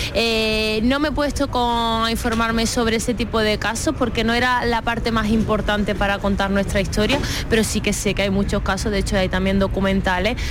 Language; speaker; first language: Spanish; native; Spanish